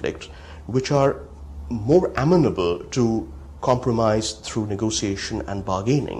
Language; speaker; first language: English; non-native, local second language; Bangla